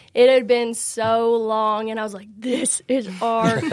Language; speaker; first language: English; native; English